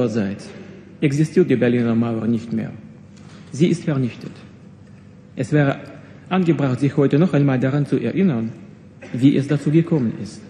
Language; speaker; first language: German; non-native, fluent; Russian